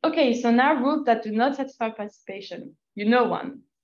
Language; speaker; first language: English; non-native, fluent; French